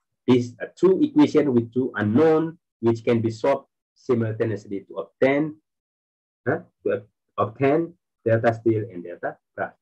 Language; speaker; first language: English; non-native, local second language; Malay